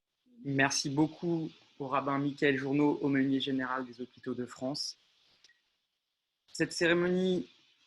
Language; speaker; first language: French; native; French